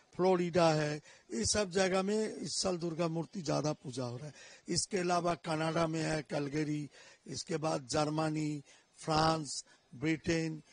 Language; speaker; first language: Hindi; non-native, local second language; Bangla